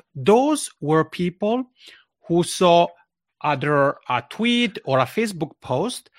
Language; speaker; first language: English; non-native, fluent; Italian